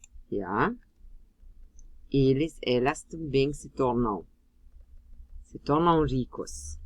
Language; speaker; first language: Portuguese; non-native, fluent; German